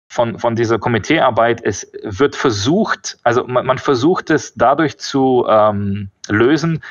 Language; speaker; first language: German; early bilingual, other home language; Russian